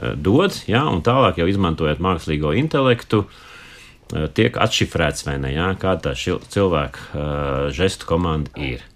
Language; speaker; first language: Latvian; native; Latvian